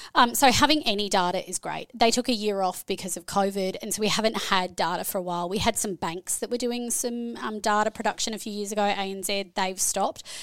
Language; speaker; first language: English; native; English